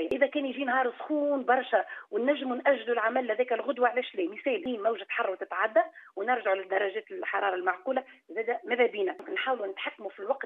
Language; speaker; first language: Arabic; native; Arabic